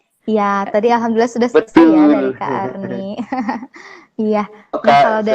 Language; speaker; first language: Indonesian; native; Indonesian